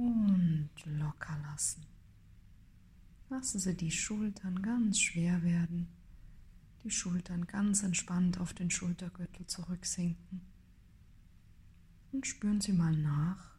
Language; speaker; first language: German; native; German